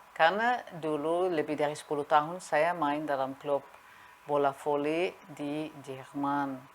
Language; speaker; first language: Indonesian; non-native, fluent; German